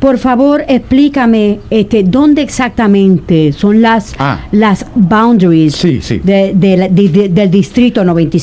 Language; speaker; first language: Spanish; native; Spanish